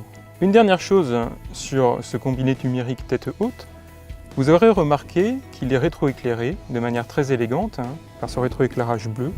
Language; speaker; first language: French; native; French